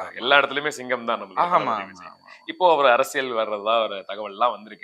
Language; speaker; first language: Tamil; native; Tamil